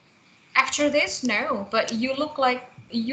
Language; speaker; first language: English; non-native, fluent; Indonesian